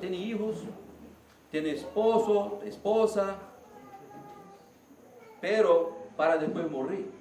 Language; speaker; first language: Spanish; non-native, learner; Portuguese